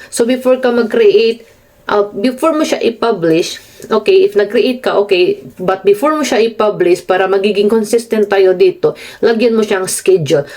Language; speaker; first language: Filipino; non-native, local second language; Cebuano